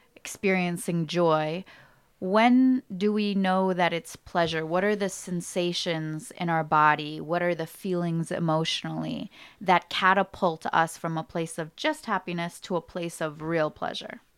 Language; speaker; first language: English; early bilingual, other home language; Ukrainian